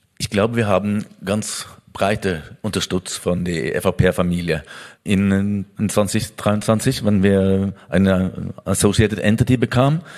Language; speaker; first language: German; non-native, fluent; Norwegian